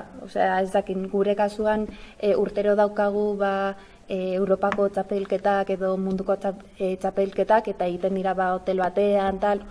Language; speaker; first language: Basque; non-native, local second language; Spanish